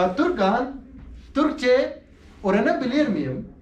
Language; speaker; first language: Turkish; non-native, learner; Urdu